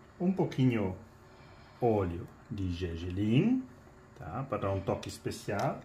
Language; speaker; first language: Portuguese; non-native, fluent; German